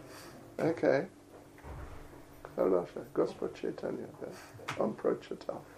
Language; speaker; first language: Russian; non-native, learner; English